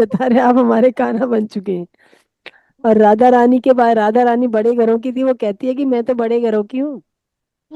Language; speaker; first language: Hindi; native; Hindi